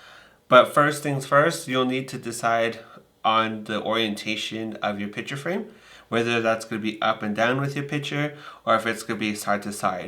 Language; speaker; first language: English; native; English